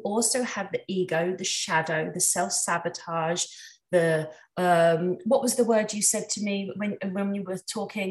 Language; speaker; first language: English; native; English